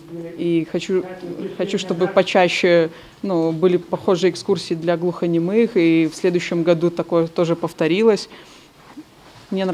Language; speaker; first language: Russian; native; Russian